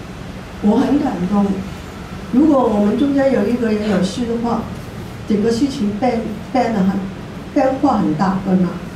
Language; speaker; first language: Chinese; non-native, local second language; Cantonese